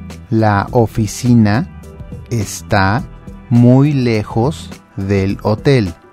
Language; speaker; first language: Spanish; native; Spanish